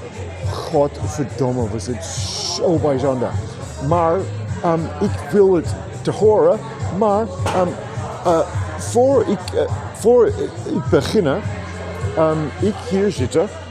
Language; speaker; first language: Dutch; non-native, learner; English